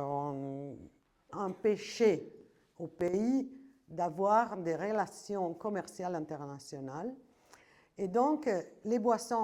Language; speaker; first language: French; non-native, fluent; Italian